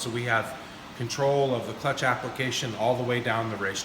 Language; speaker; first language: English; native; English